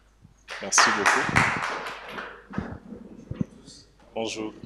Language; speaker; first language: French; non-native, local second language; Swahili